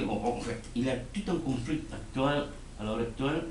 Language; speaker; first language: French; non-native, fluent; Spanish